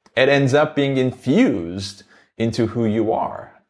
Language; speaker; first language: English; non-native, fluent; Turkish